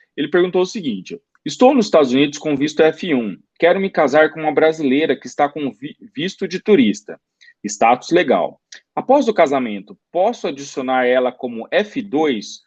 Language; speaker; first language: Portuguese; native; Portuguese